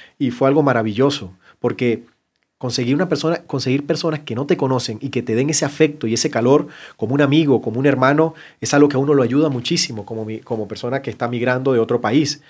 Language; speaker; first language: Spanish; native; Spanish